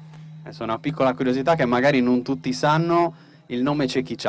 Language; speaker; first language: Italian; native; Italian